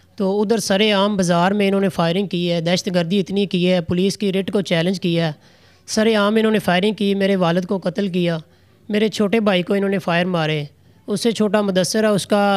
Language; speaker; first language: Urdu; non-native, local second language; Punjabi